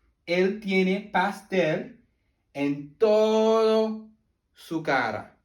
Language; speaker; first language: Spanish; non-native, learner; English